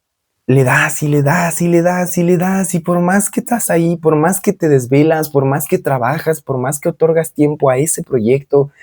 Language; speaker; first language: Spanish; native; Spanish